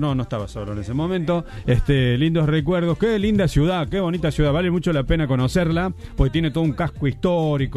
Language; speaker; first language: Spanish; native; Spanish